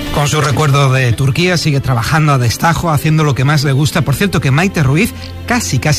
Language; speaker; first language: Spanish; native; Spanish